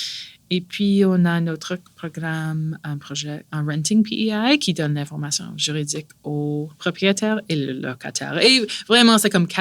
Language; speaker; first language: French; non-native, local second language; English